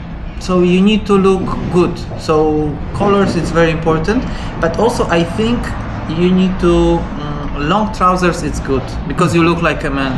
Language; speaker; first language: English; non-native, learner; Polish